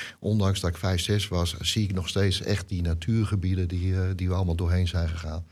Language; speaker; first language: Dutch; native; Dutch